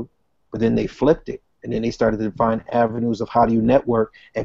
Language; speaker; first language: English; native; English